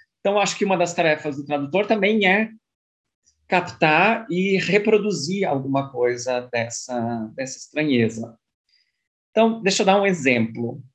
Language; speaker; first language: Portuguese; early bilingual, other home language; German